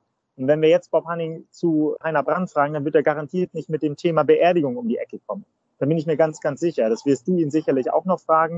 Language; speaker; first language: German; native; German